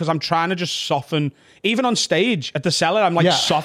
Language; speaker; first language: English; native; English